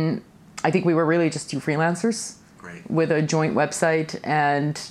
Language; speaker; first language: English; early bilingual, other home language; Russian